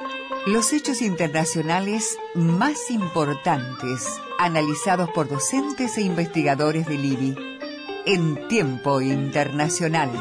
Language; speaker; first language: Spanish; native; Spanish